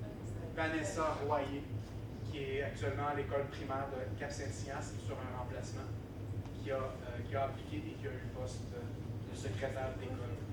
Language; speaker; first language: French; native; French